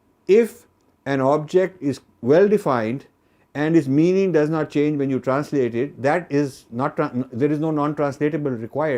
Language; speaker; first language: English; non-native, local second language; Hindi